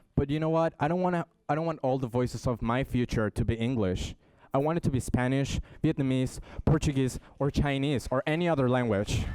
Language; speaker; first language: English; early bilingual, other home language; Spanish